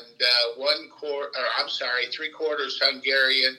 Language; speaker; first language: English; native; English